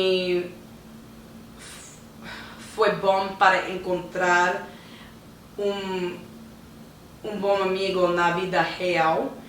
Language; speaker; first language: Portuguese; non-native, learner; English